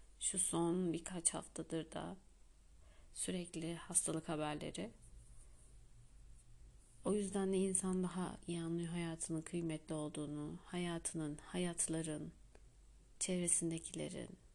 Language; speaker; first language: Turkish; native; Turkish